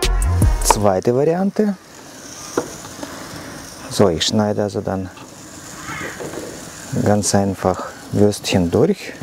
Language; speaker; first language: German; non-native, learner; Russian